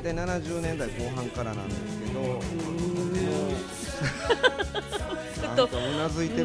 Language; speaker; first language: Japanese; native; Japanese